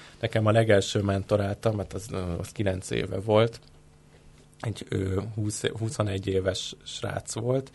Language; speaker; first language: Hungarian; native; Hungarian